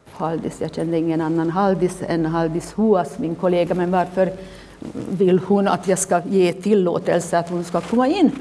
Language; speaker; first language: Swedish; non-native, fluent; Hungarian